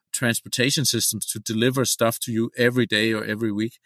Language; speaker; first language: English; non-native, fluent; Danish